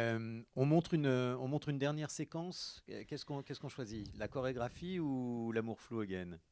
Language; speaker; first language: French; native; French